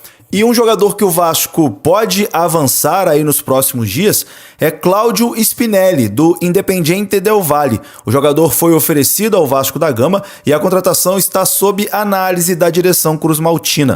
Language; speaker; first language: Portuguese; native; Portuguese